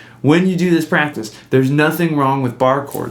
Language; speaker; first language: English; native; English